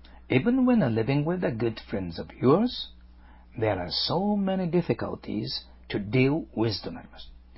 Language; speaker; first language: English; non-native, fluent; Japanese